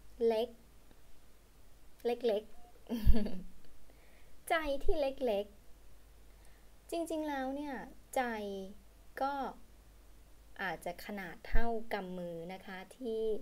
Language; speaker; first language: Thai; native; Thai